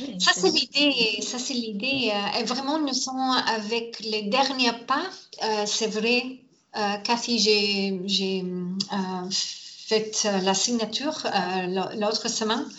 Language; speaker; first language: French; non-native, learner; English